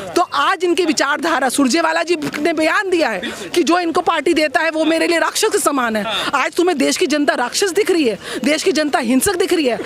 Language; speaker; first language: Hindi; native; Hindi